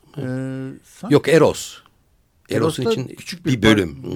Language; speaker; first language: Turkish; native; Turkish